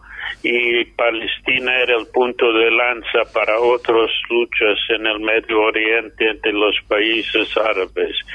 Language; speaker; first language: Spanish; non-native, fluent; English